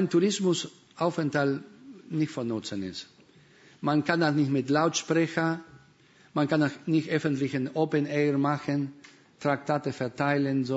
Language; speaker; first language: German; non-native, fluent; Spanish